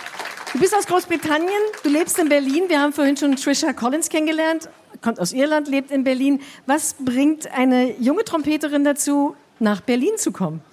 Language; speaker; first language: German; native; German